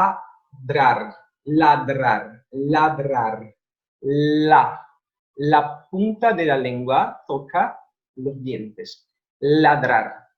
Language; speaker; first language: Spanish; non-native, fluent; Portuguese